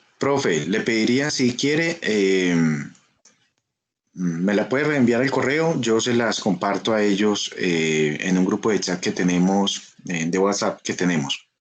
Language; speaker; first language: Spanish; native; Spanish